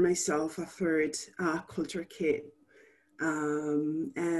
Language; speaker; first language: English; non-native, fluent; Italian